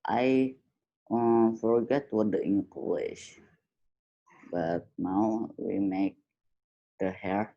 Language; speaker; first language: English; non-native, learner; Indonesian